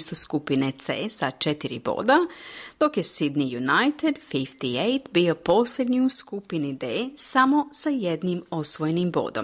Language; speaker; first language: Croatian; native; Croatian